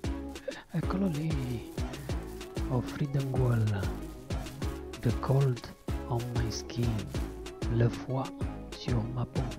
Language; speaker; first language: French; non-native, learner; Italian